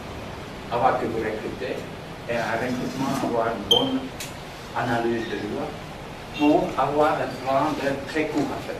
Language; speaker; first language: French; non-native, learner; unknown